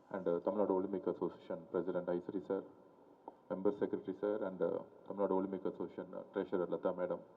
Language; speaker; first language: English; non-native, local second language; Tamil